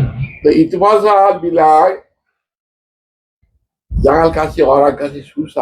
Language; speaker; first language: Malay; non-native, learner; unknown